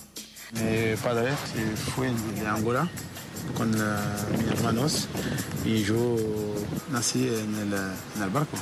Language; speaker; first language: Spanish; non-native, learner; French